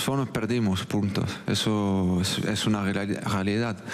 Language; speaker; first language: Spanish; non-native, local second language; French